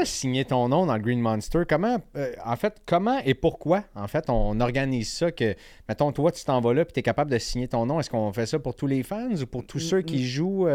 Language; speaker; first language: French; native; French